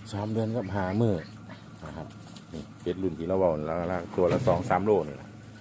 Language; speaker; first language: Thai; native; Thai